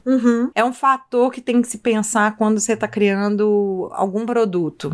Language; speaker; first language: Portuguese; native; Portuguese